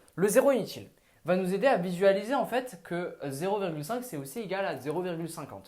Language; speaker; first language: French; native; French